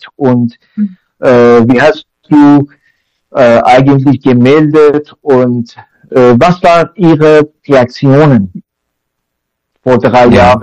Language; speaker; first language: German; non-native, learner; Persian